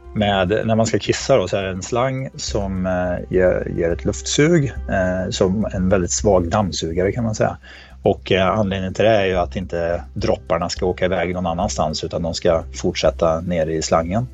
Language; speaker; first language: Swedish; native; Swedish